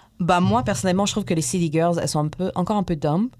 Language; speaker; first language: French; native; French